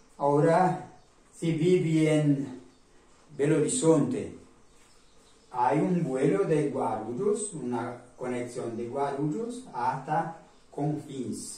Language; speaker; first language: Spanish; non-native, learner; Portuguese